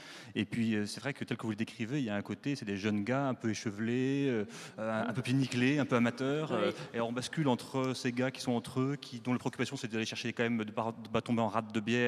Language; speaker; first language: French; native; French